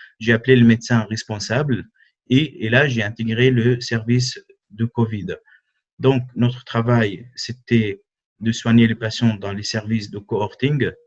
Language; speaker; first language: French; non-native, fluent; Arabic